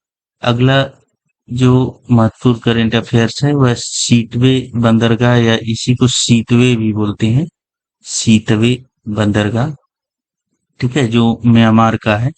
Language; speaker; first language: Hindi; native; Hindi